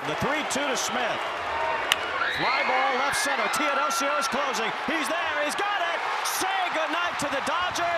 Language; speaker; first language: English; native; English